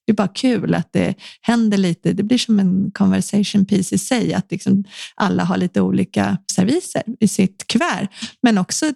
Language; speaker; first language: Swedish; native; Swedish